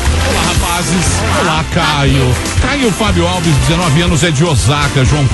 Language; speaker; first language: Portuguese; native; Portuguese